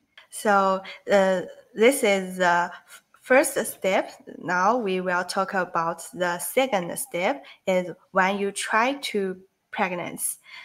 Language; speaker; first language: English; non-native, learner; Chinese